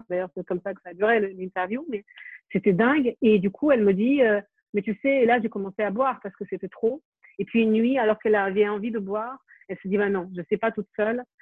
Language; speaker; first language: French; non-native, fluent; Ukrainian